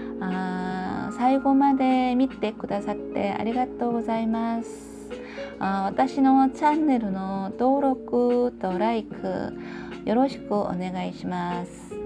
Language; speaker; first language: Japanese; non-native, learner; Korean